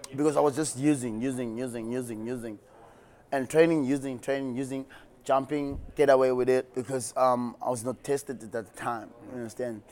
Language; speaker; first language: English; non-native, local second language; Xhosa